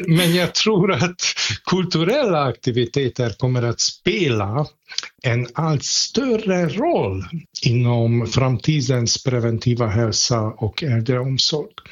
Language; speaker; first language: Swedish; non-native, fluent; Hungarian